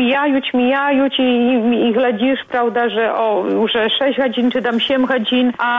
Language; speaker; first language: Polish; non-native, local second language; Belarusian